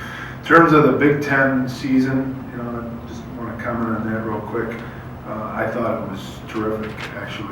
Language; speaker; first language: English; native; English